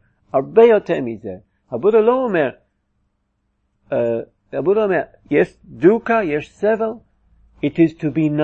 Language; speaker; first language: Hebrew; non-native, fluent; English